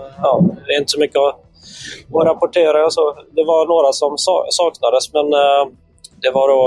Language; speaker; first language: Swedish; native; Swedish